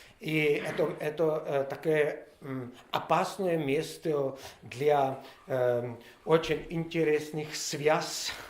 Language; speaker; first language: Russian; non-native, learner; Czech